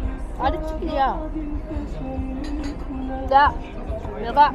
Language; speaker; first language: Korean; non-native, fluent; Arabic